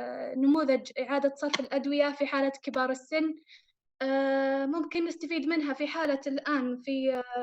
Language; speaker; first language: Arabic; native; Arabic